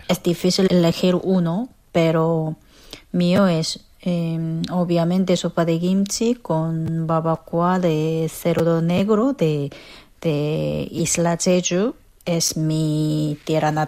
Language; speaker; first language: Spanish; non-native, fluent; Korean